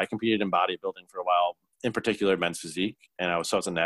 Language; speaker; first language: English; native; English